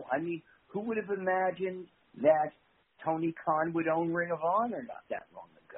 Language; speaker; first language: English; native; English